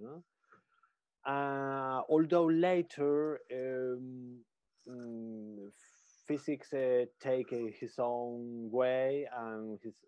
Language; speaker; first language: English; non-native, learner; Spanish